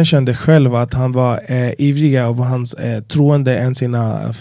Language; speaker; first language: Swedish; non-native, fluent; Spanish